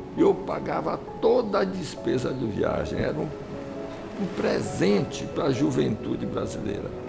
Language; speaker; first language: Portuguese; early bilingual, other home language; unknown